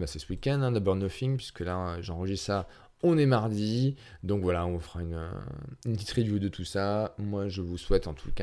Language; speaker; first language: French; native; French